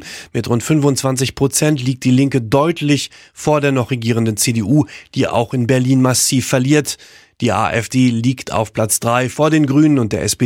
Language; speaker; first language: German; native; German